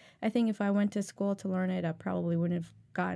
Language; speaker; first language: English; non-native, fluent; Arabic